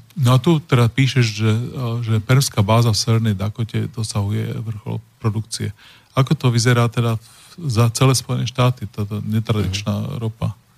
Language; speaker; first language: Slovak; native; Slovak